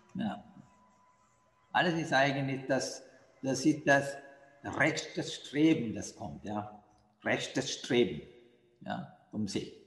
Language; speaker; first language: German; non-native, fluent; Sinhala